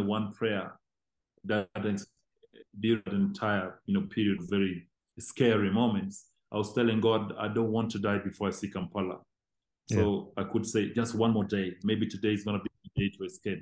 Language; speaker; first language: English; non-native, local second language; Acoli